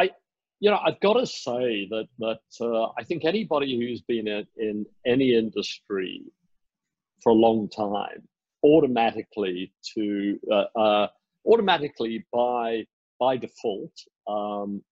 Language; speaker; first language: English; native; English